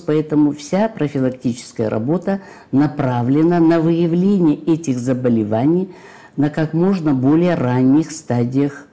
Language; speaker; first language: Russian; native; Russian